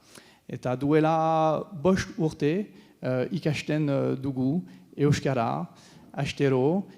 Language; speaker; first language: Basque; non-native, learner; French